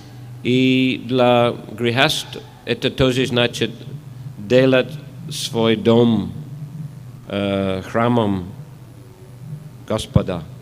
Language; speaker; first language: Russian; non-native, fluent; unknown